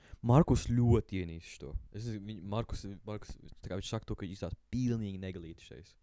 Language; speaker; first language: Latvian; native; Latvian